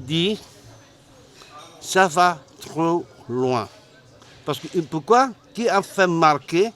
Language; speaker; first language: French; non-native, learner; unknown